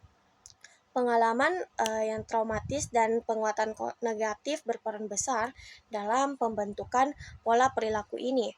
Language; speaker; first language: Indonesian; native; Indonesian